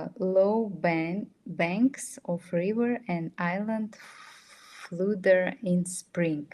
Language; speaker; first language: English; non-native, fluent; Russian